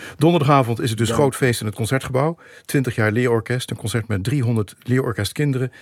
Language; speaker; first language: Dutch; native; Dutch